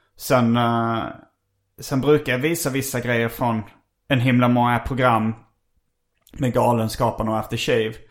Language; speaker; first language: Swedish; native; Swedish